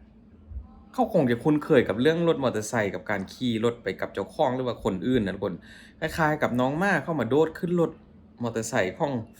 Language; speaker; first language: Thai; non-native, local second language; Lao